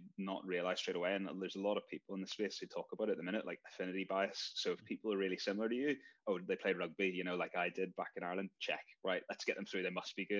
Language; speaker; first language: English; native; English